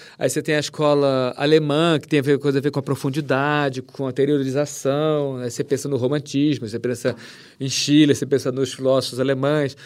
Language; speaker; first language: Portuguese; native; Portuguese